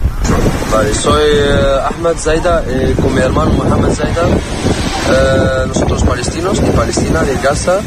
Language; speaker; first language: Spanish; non-native, learner; Arabic